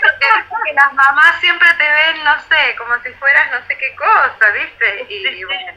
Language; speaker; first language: Spanish; native; Spanish